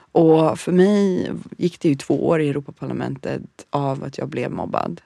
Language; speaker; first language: Swedish; early bilingual, other home language; Bosnian